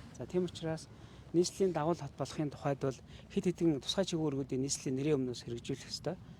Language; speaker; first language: Mongolian; native; Mongolian